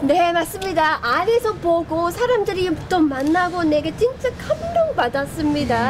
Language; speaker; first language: Korean; non-native, learner; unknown